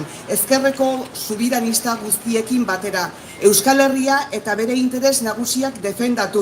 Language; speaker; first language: Basque; native; Basque